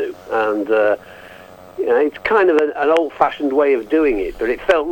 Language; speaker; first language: English; native; English